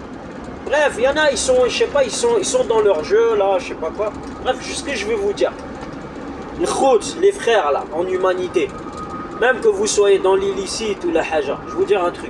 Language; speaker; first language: French; native; French